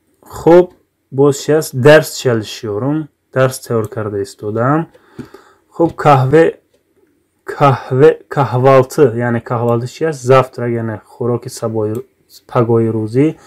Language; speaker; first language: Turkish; non-native, fluent; Tajik